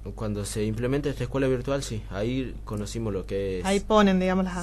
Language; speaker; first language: Spanish; native; Spanish